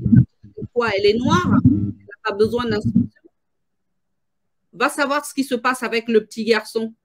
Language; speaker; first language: French; native; French